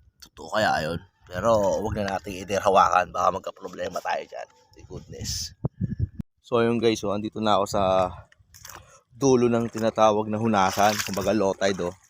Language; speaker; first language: Filipino; non-native, local second language; Bikol